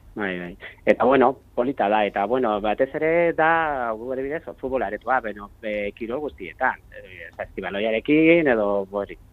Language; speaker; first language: Basque; non-native, local second language; Spanish